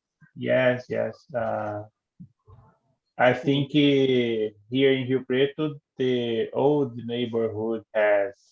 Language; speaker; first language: English; non-native, learner; Portuguese